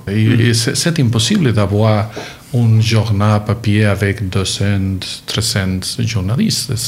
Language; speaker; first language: French; non-native, learner; Catalan